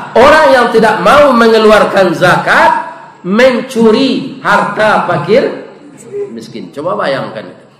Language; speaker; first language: Malay; non-native, local second language; Minangkabau